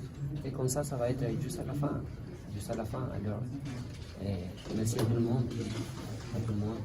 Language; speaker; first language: French; non-native, learner; Spanish